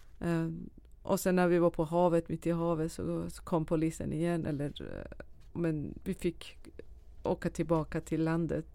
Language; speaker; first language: Swedish; non-native, fluent; Persian